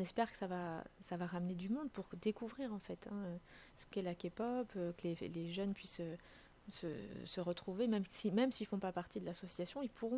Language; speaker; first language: French; native; French